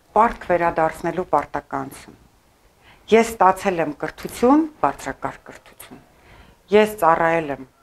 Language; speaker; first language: Armenian; early bilingual, heritage; Armenian